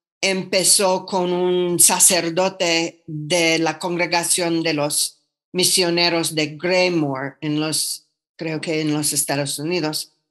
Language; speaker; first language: Spanish; non-native, fluent; English